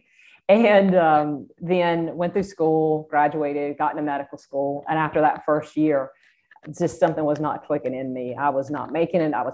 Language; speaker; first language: English; native; English